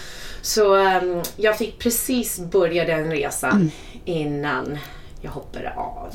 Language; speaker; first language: Swedish; non-native, fluent; English